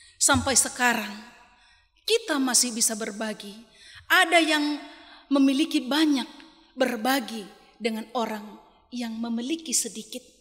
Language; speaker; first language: Indonesian; non-native, local second language; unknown